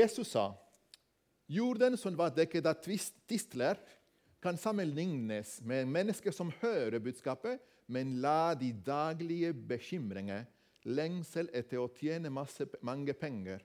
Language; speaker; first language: Norwegian; non-native, fluent; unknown